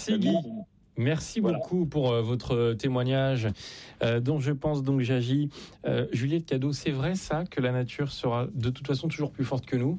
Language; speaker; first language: French; native; French